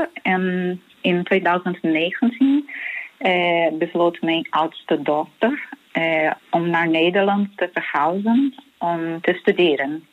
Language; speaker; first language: Dutch; non-native, fluent; Portuguese